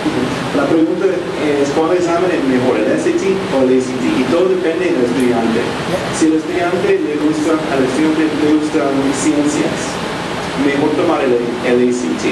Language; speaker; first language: Spanish; non-native, fluent; English